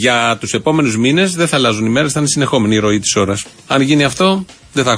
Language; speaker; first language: Greek; native; Greek